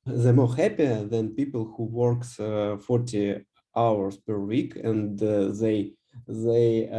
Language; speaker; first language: English; non-native, learner; Russian